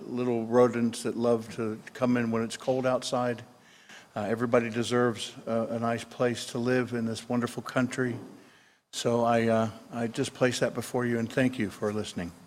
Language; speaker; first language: English; native; English